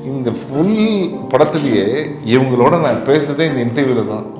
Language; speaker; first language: Tamil; native; Tamil